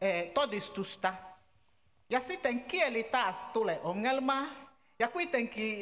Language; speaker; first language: Finnish; non-native, learner; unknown